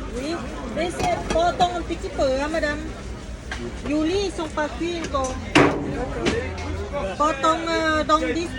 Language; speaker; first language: French; non-native, learner; Thai